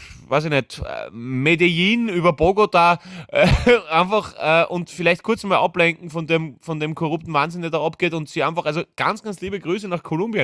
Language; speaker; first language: German; native; German